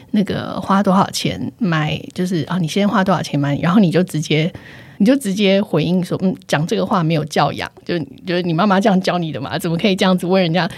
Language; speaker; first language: Chinese; native; Chinese